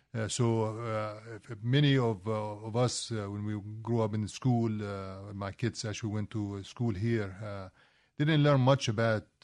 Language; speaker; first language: English; non-native, fluent; Arabic